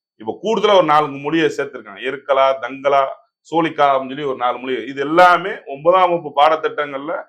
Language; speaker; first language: Tamil; native; Tamil